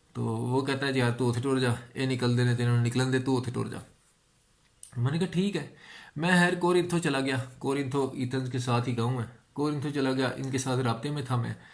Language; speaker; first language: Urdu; non-native, local second language; Punjabi